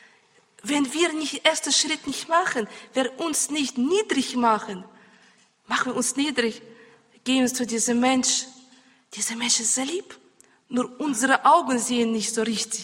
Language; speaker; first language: German; non-native, learner; Russian